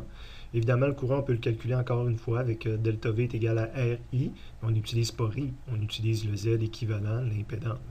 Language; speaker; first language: French; native; French